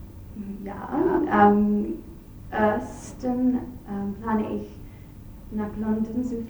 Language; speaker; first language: German; non-native, learner; English